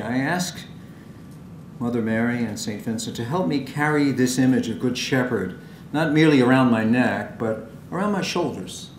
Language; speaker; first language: English; native; English